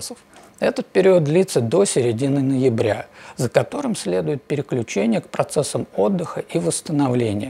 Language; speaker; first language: Russian; native; Russian